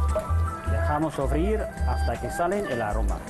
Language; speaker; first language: Spanish; non-native, fluent; Chinese